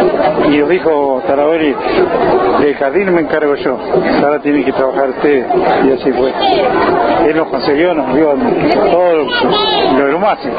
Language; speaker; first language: Spanish; native; Spanish